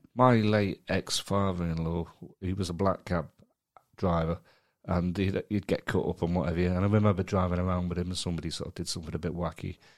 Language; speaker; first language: English; native; English